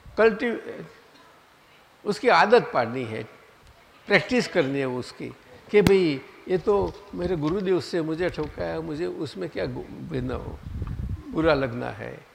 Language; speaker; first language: Hindi; non-native, local second language; Gujarati